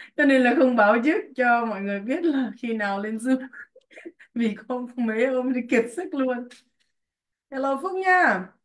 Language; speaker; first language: Vietnamese; native; Vietnamese